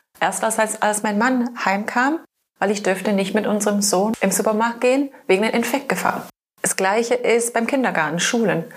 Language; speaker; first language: German; non-native, fluent; English